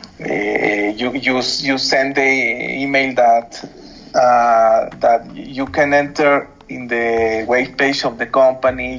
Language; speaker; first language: English; non-native, learner; Spanish